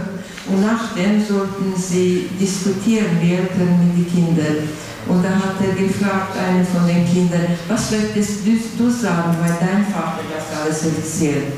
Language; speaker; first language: German; non-native, fluent; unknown